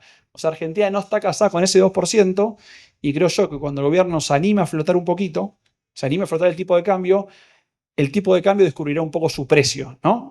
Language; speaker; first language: Spanish; native; Spanish